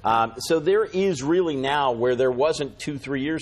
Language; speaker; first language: English; native; English